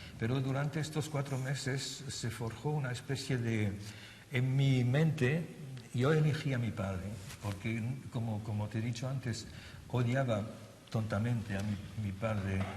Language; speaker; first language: Spanish; non-native, fluent; German